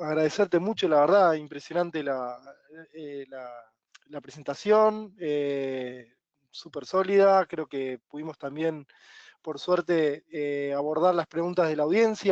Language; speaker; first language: Spanish; native; Spanish